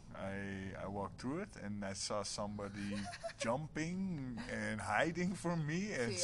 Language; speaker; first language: English; non-native, fluent; Dutch